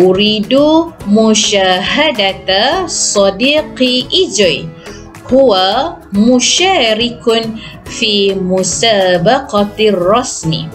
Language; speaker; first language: Arabic; non-native, fluent; Malay